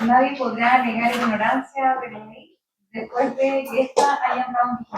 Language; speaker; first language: Spanish; native; Spanish